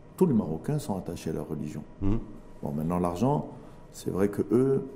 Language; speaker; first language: French; non-native, local second language; Arabic